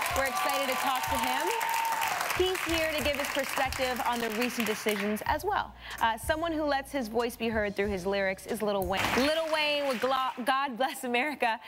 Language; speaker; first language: English; native; English